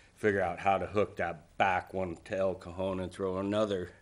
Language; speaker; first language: English; native; English